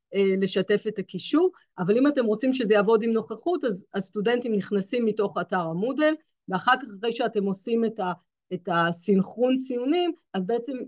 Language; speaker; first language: Hebrew; native; Hebrew